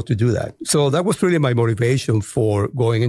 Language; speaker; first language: English; non-native, fluent; Spanish